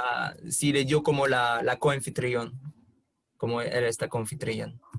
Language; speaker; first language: Spanish; non-native, fluent; French